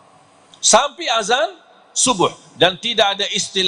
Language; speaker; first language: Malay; non-native, fluent; Arabic